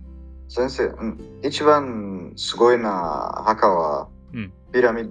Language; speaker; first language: Japanese; non-native, learner; Arabic